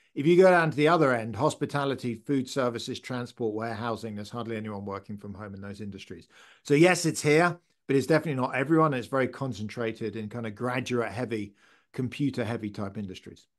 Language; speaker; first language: English; native; English